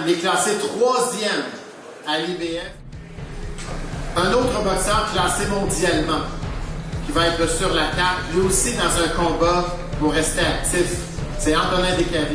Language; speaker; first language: French; native; French